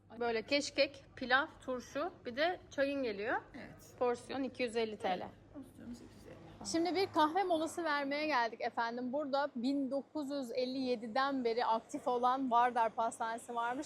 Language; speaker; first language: Turkish; native; Turkish